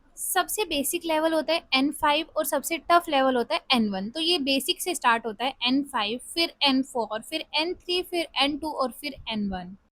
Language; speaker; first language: Hindi; native; Hindi